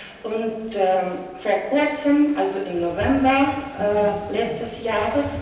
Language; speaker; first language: German; non-native, fluent; Russian